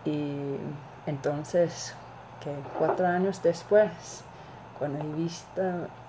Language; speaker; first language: Spanish; non-native, learner; English